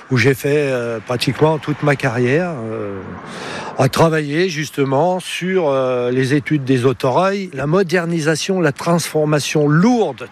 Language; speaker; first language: French; native; French